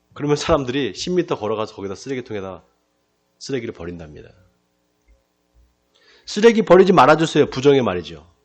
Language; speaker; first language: Korean; native; Korean